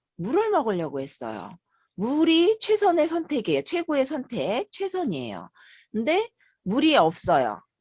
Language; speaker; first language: Korean; native; Korean